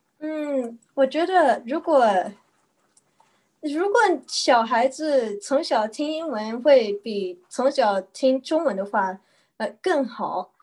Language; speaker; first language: Chinese; early bilingual, heritage; Chinese